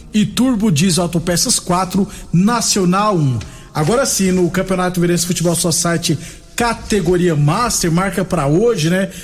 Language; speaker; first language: Portuguese; native; Portuguese